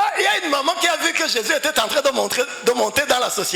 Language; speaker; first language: French; non-native, local second language; Rundi